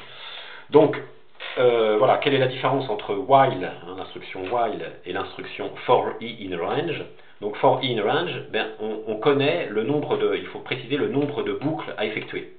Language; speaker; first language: French; native; French